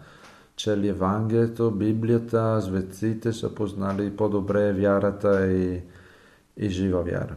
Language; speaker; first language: Bulgarian; non-native, fluent; Italian